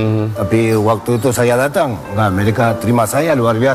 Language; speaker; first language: Indonesian; non-native, fluent; Spanish